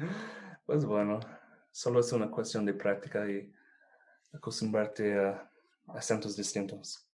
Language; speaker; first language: Spanish; non-native, fluent; English